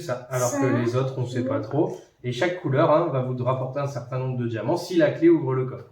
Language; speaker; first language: French; native; French